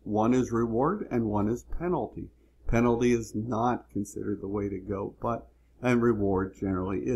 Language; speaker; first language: English; native; English